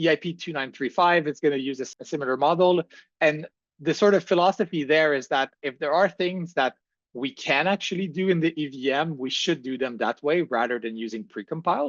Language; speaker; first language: English; native; English